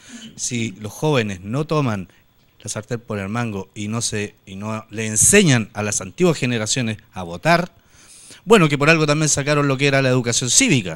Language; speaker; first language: Spanish; native; Spanish